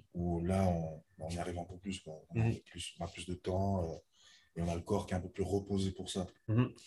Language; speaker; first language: French; native; French